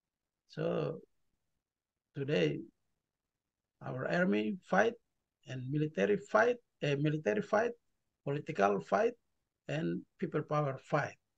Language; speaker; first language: English; non-native, learner; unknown